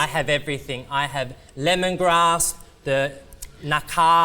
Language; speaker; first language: English; native; English